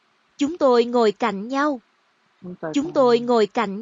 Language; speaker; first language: Vietnamese; non-native, learner; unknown